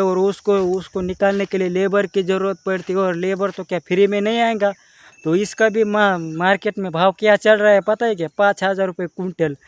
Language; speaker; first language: Hindi; non-native, local second language; Marathi